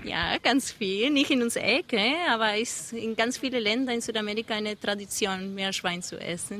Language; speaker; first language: German; non-native, learner; Spanish